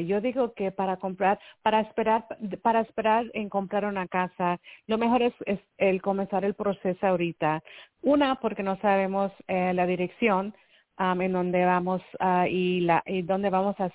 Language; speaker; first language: Spanish; early bilingual, heritage; Spanish